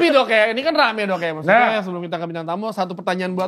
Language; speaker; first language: Indonesian; native; Indonesian